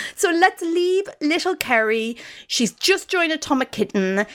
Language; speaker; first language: English; native; English